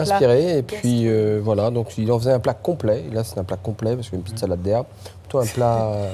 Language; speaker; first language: French; native; French